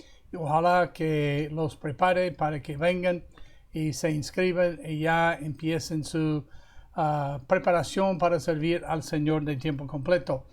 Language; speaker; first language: Spanish; non-native, fluent; English